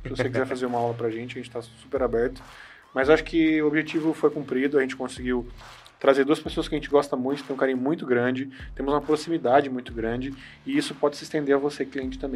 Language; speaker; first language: Portuguese; native; Portuguese